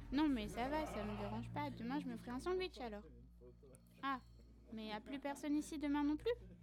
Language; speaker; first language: French; native; French